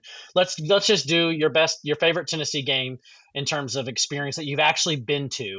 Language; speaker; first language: English; native; English